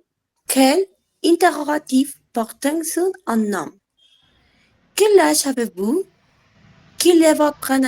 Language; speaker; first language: French; non-native, learner; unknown